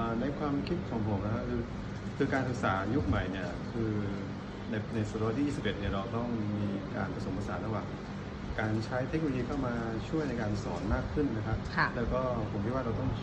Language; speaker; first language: Thai; native; Thai